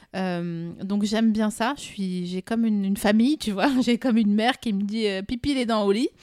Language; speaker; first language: French; native; French